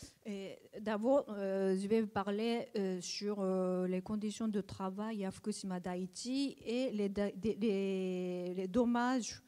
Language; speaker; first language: French; non-native, learner; Japanese